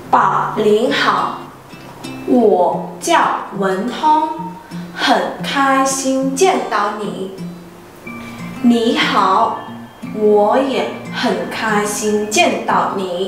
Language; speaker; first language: Chinese; non-native, fluent; Khmer